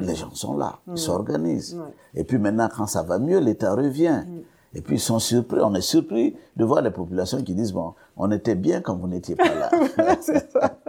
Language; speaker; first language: French; non-native, local second language; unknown